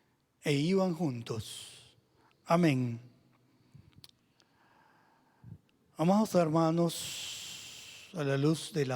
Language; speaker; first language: Spanish; native; Spanish